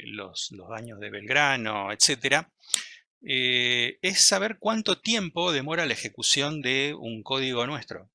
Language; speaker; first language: Spanish; native; Spanish